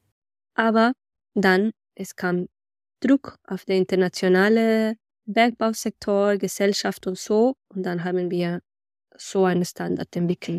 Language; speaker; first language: German; non-native, fluent; Spanish